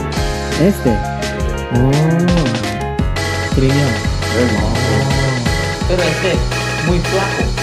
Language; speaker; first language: Spanish; non-native, learner; Korean